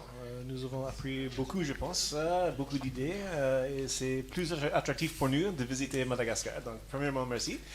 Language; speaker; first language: French; non-native, fluent; English